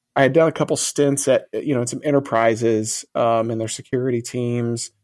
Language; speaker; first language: English; native; English